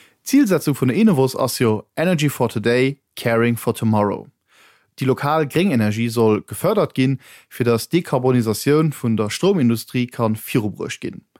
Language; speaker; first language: Luxembourgish; native; Luxembourgish